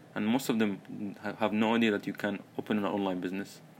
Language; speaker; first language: English; early bilingual, other home language; Arabic